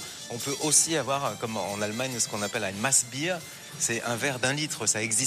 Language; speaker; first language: French; native; French